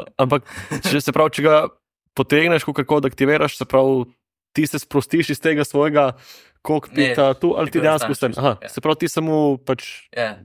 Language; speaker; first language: Slovenian; native; Slovenian